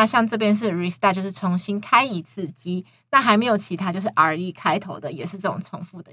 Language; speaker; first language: Chinese; native; Chinese